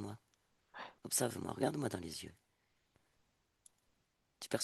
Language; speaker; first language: French; native; French